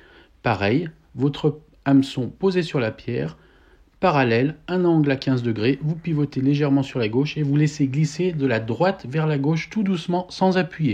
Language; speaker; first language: French; native; French